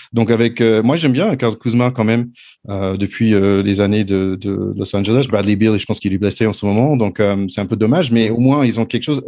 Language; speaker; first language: French; non-native, fluent; English